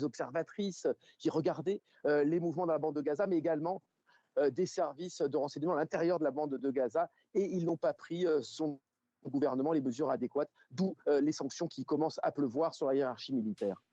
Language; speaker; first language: French; native; French